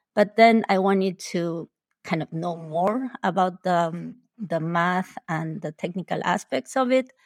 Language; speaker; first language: English; non-native, fluent; Spanish